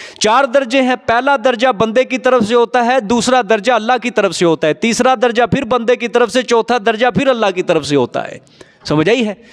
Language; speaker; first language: Urdu; non-native, local second language; Punjabi